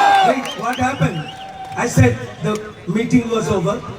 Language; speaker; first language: English; non-native, local second language; Telugu